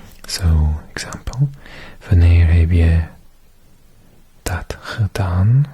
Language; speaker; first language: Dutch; non-native, learner; English